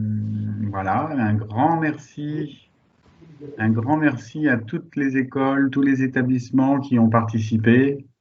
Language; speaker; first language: French; native; French